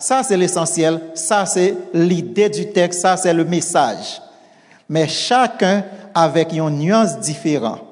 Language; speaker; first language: French; non-native, local second language; Haitian Creole